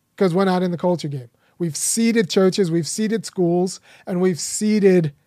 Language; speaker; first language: English; early bilingual, other home language; Akan